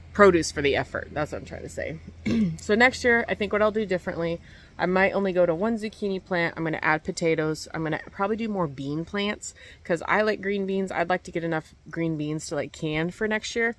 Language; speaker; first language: English; native; English